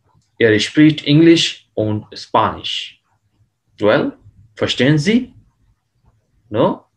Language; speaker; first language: German; non-native, learner; Hindi